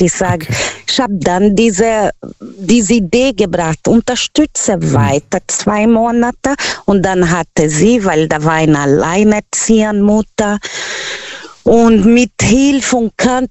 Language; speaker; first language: German; non-native, learner; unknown